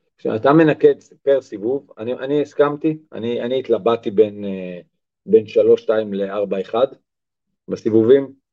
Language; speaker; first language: Hebrew; early bilingual, other home language; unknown